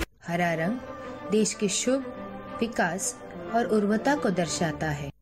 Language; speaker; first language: Hindi; native; Hindi